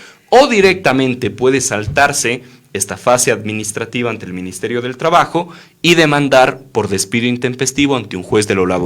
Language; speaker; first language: Spanish; native; Spanish